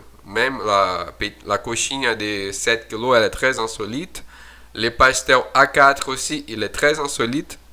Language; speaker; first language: French; non-native, fluent; Portuguese